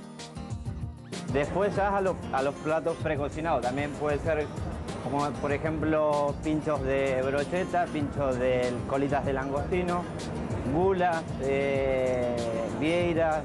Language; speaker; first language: Spanish; native; Spanish